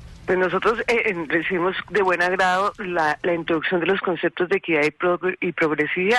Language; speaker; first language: Spanish; native; Spanish